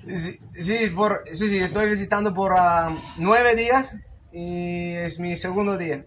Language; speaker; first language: Spanish; non-native, learner; English